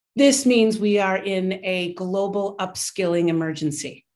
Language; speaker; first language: English; native; English